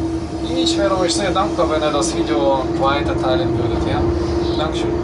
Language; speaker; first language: German; non-native, fluent; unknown